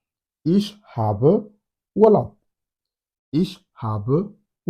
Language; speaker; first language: German; non-native, fluent; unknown